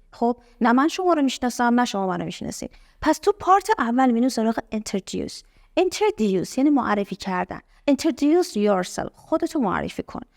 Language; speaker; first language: Persian; native; Persian